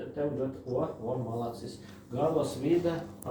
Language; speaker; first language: Latvian; non-native, local second language; Russian